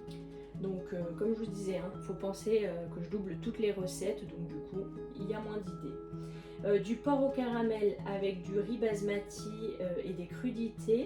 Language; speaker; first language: French; native; French